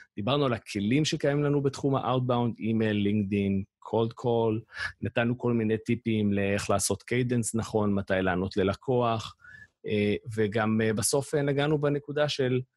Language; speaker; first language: Hebrew; native; Hebrew